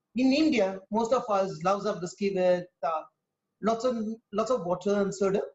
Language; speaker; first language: English; non-native, local second language; Tamil